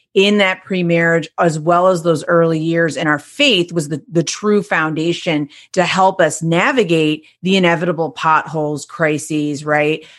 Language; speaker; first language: English; native; English